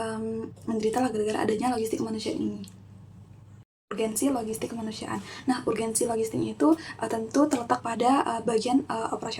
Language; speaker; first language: Indonesian; native; Indonesian